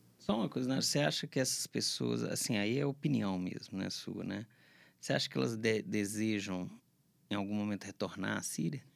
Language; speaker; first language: Portuguese; native; Portuguese